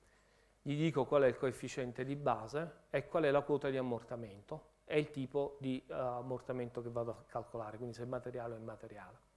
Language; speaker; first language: Italian; native; Italian